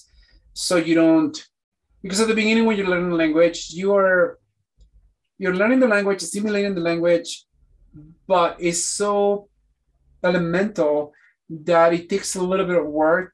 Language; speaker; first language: English; non-native, fluent; Spanish